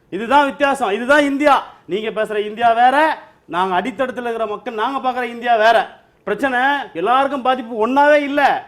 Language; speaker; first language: Tamil; native; Tamil